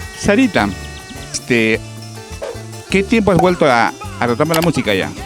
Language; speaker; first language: Spanish; native; Spanish